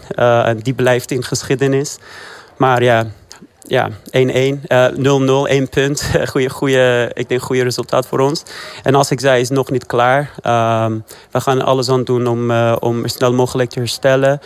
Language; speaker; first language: Dutch; early bilingual, other home language; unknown